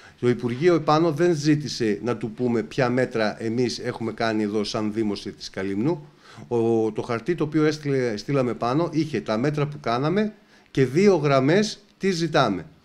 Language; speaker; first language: Greek; native; Greek